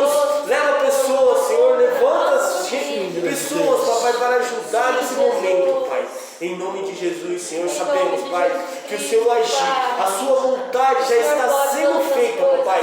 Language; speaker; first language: Portuguese; native; Portuguese